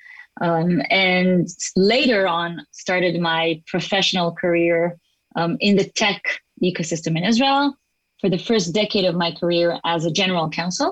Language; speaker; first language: English; non-native, fluent; Hebrew